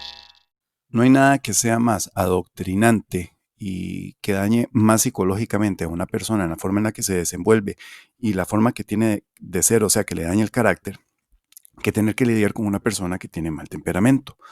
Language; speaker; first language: Spanish; native; Spanish